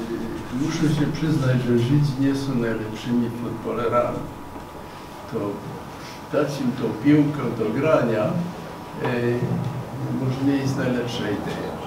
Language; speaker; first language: Polish; non-native, fluent; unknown